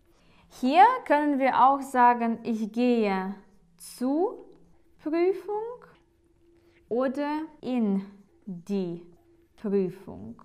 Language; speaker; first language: German; non-native, fluent; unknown